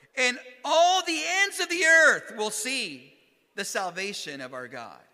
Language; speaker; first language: English; early bilingual, other home language; Spanish